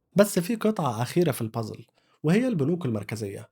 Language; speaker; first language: Arabic; native; Arabic